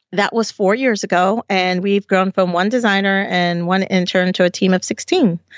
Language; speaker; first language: English; native; English